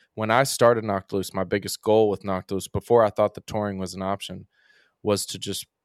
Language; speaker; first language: English; native; English